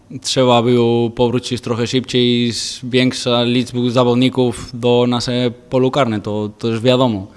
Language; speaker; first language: Polish; non-native, fluent; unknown